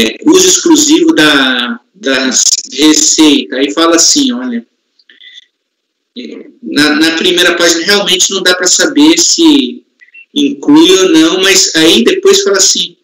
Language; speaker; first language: Portuguese; native; Portuguese